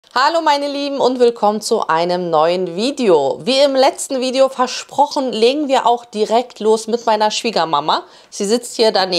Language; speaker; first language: German; early bilingual, other home language; Polish